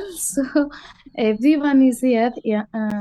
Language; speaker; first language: English; non-native, learner; Hindi